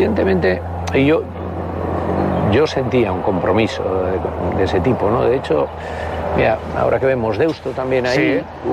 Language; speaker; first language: Spanish; native; Spanish